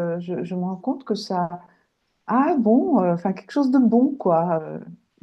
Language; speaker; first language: French; native; French